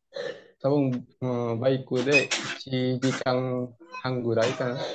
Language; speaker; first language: Japanese; non-native, learner; Indonesian